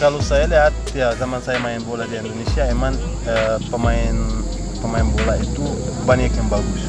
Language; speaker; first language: Indonesian; non-native, fluent; Arabic